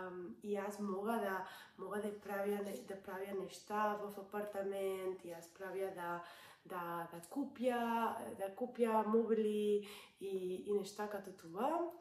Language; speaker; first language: Bulgarian; non-native, learner; English